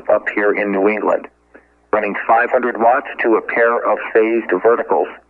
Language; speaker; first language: English; native; English